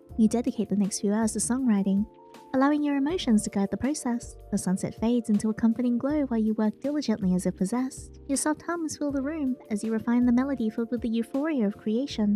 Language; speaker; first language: English; native; English